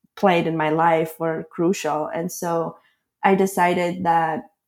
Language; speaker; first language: English; non-native, fluent; Spanish